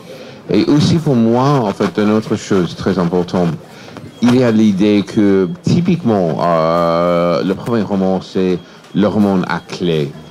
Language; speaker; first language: French; non-native, fluent; English